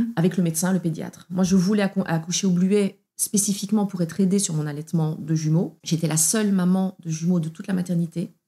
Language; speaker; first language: French; native; French